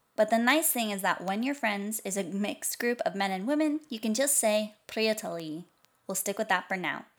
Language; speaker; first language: English; native; English